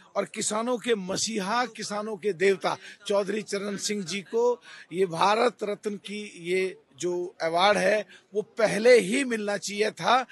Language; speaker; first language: Hindi; native; Hindi